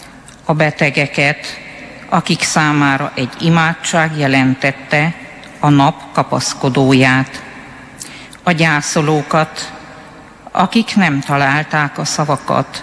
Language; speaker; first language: Hungarian; native; Hungarian